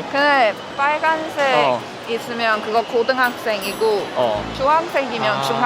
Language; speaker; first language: Korean; non-native, fluent; Chinese